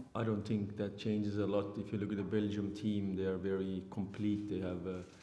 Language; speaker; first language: English; non-native, fluent; Estonian